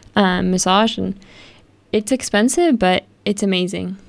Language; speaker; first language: English; early bilingual, other home language; Spanish